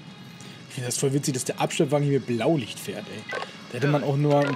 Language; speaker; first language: German; native; German